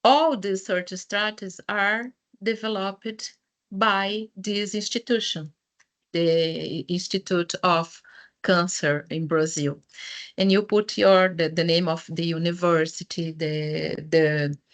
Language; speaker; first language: English; non-native, fluent; Portuguese